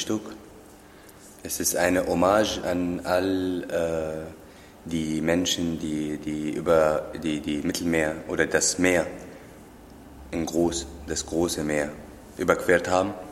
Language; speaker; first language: German; non-native, fluent; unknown